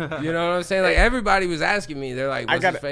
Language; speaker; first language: English; native; English